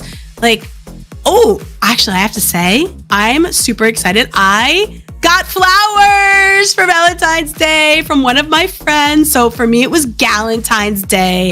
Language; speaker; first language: English; native; English